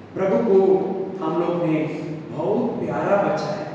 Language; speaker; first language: Hindi; non-native, local second language; Telugu